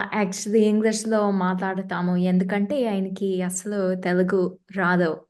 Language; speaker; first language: Telugu; non-native, fluent; English